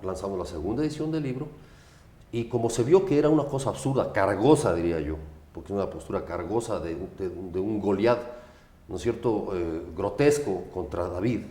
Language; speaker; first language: Spanish; native; Spanish